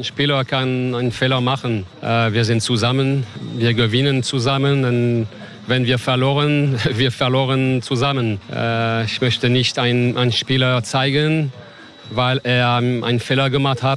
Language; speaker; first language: German; non-native, learner; French